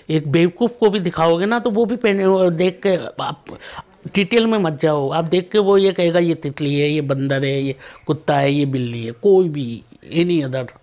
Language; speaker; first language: Hindi; native; Hindi